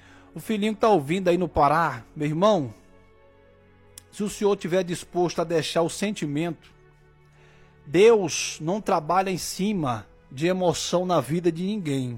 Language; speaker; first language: Portuguese; native; Portuguese